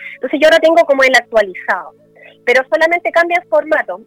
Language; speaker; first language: Spanish; native; Spanish